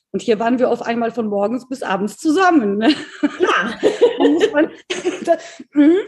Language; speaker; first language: German; early bilingual, other home language; Polish